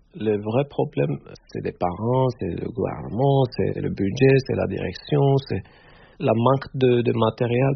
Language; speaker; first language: French; non-native, fluent; Turkish